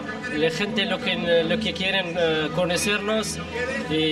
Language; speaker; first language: Spanish; non-native, learner; Arabic